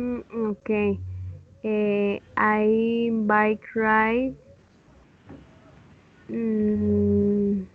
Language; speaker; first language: English; non-native, learner; Spanish